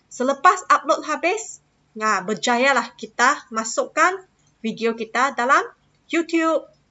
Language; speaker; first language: Malay; non-native, local second language; Chinese